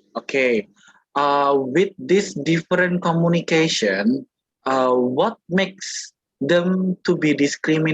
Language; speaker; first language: English; non-native, fluent; Indonesian